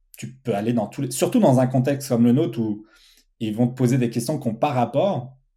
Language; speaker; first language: French; early bilingual, other home language; Portuguese